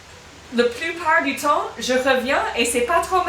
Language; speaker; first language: French; non-native, fluent; English